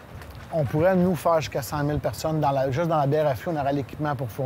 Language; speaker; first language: French; native; French